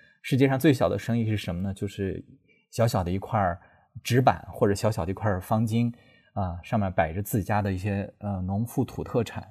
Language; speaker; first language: Chinese; native; Chinese